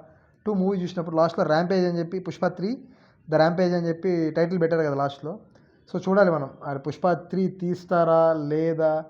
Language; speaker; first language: Telugu; native; Telugu